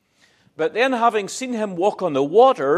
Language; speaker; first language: English; native; English